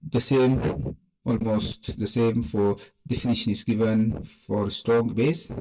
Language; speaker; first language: English; non-native, local second language; Amharic